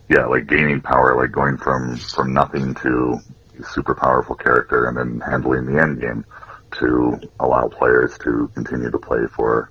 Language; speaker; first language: English; native; English